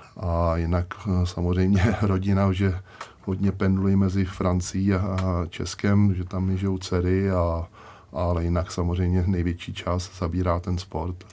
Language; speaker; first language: Czech; native; Czech